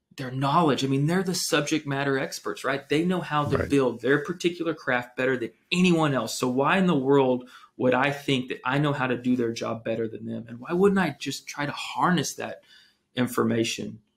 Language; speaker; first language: English; native; English